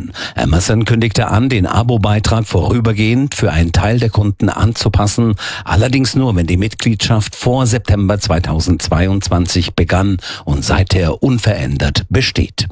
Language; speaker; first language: German; native; German